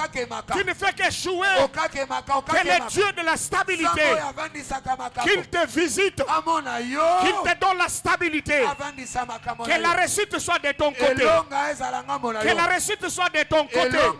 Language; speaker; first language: French; non-native, local second language; Lingala